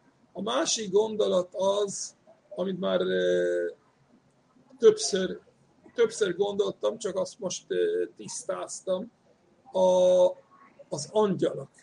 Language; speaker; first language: Hungarian; non-native, fluent; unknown